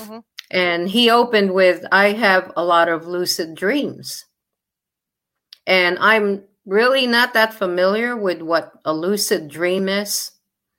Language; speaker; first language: English; non-native, local second language; Filipino